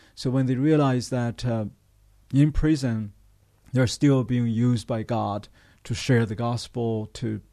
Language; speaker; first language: English; non-native, fluent; Chinese